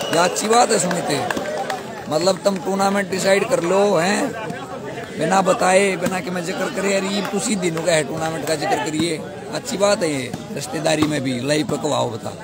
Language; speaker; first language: Hindi; native; Hindi